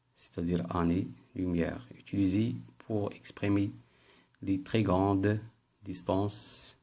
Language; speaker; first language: French; non-native, local second language; Arabic